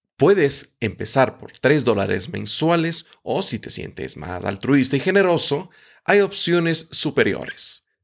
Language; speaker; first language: Spanish; native; Spanish